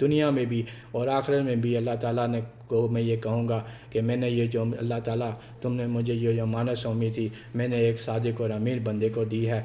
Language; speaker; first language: Urdu; non-native, local second language; Punjabi